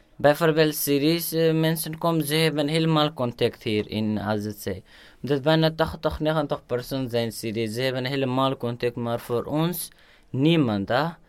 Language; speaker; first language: Dutch; non-native, learner; Urdu